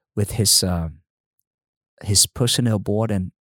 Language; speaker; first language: English; non-native, fluent; Vietnamese